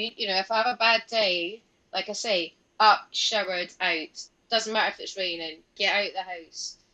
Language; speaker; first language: English; native; English